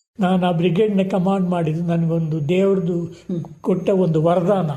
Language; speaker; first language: Kannada; non-native, local second language; Kodava